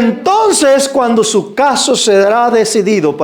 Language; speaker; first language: Spanish; native; Spanish